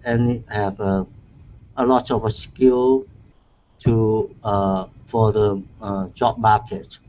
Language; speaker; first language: English; non-native, learner; Chinese